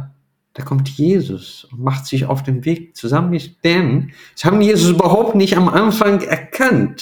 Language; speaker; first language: German; non-native, fluent; Portuguese